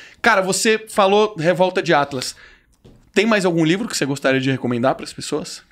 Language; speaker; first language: Portuguese; native; Portuguese